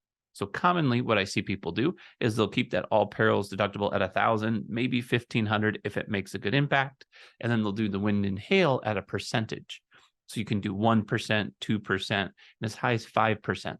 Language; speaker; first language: English; native; English